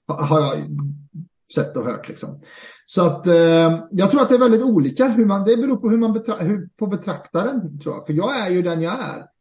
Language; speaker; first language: Swedish; early bilingual, other home language; Arabic